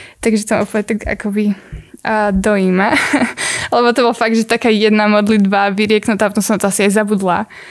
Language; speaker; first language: Slovak; native; Slovak